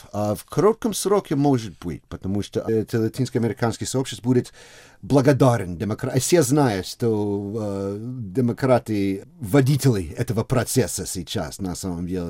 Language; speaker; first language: Russian; non-native, fluent; English